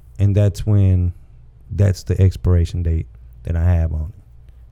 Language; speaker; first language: English; early bilingual, other home language; Spanish